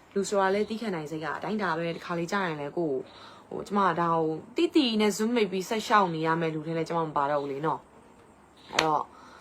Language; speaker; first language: Burmese; native; Burmese